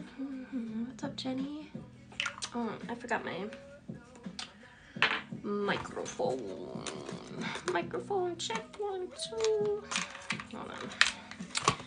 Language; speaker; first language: English; native; English